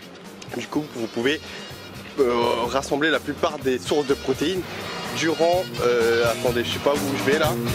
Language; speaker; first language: French; native; French